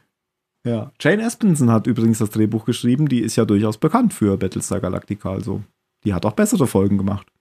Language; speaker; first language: German; native; German